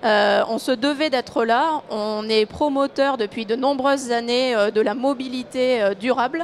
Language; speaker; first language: French; native; French